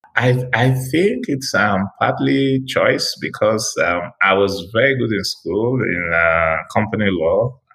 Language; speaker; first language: English; non-native, local second language; Igbo